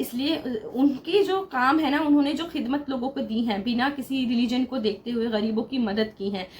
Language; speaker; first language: Urdu; native; Urdu